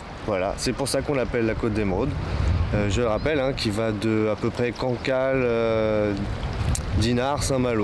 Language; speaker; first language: French; native; French